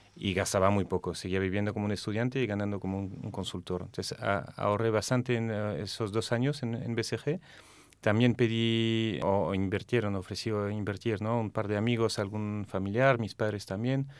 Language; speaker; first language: Spanish; non-native, fluent; French